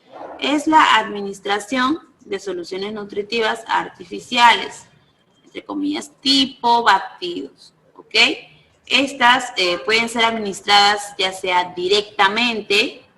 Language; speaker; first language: Spanish; native; Spanish